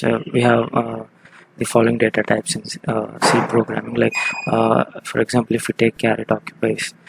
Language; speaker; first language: English; non-native, local second language; Telugu